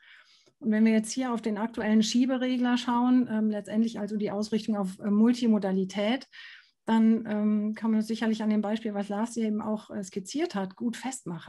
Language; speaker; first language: German; native; German